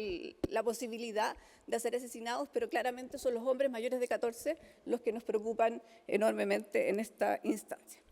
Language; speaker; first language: Spanish; native; Spanish